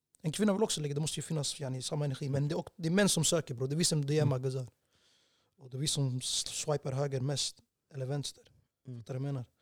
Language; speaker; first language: Swedish; early bilingual, other home language; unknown